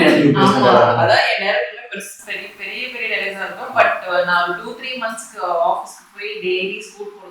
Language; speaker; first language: Tamil; non-native, learner; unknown